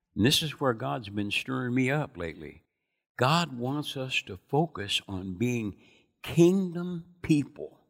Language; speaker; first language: English; native; English